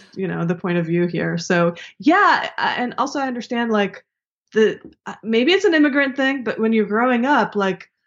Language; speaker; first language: English; early bilingual, other home language; Hebrew